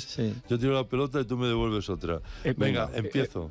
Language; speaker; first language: Spanish; native; Spanish